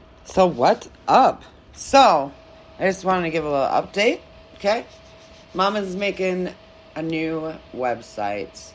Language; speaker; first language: English; native; English